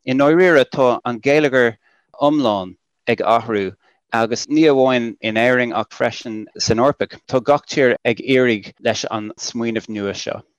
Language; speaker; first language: Irish; non-native, local second language; English